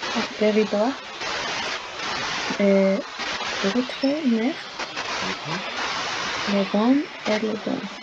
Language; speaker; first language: French; non-native, learner; Spanish